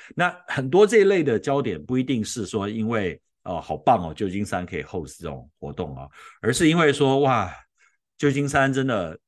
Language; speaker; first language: Chinese; native; Chinese